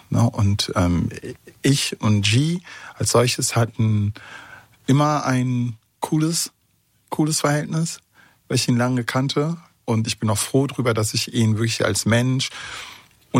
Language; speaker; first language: German; early bilingual, other home language; Kurdish